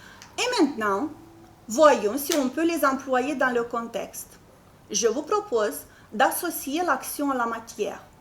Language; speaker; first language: French; non-native, fluent; Romanian